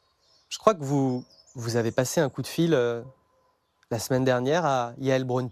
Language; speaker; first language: French; native; French